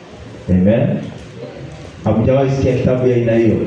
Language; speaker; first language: Swahili; non-native, local second language; Kikuyu